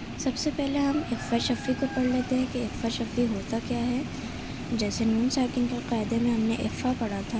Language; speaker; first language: Urdu; native; Urdu